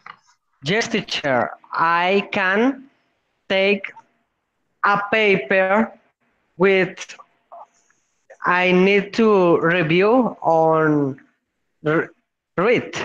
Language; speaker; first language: English; non-native, learner; Spanish